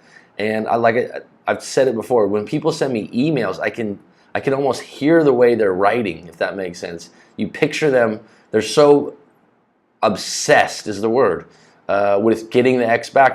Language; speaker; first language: English; native; English